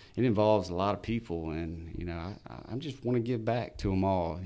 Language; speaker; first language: English; native; English